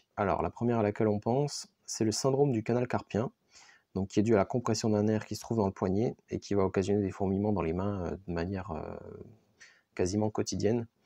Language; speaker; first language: French; native; French